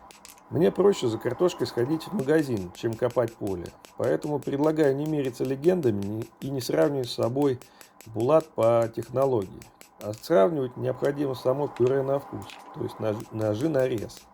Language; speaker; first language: Russian; native; Russian